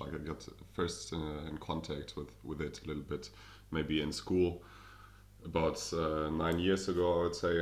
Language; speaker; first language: English; non-native, fluent; German